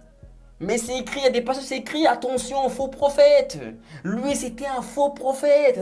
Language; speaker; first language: French; native; French